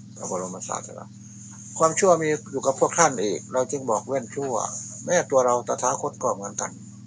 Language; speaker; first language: Thai; native; Thai